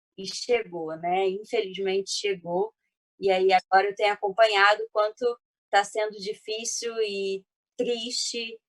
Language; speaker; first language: Portuguese; native; Portuguese